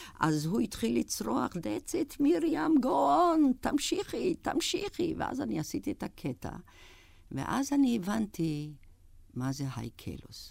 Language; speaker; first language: Hebrew; non-native, fluent; German